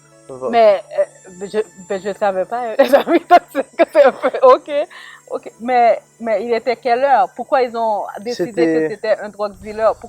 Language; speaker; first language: French; native; French